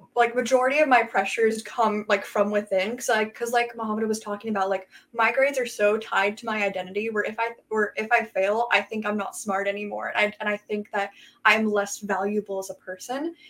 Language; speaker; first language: English; native; English